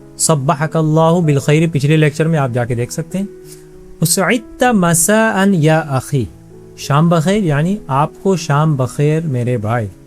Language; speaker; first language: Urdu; native; Urdu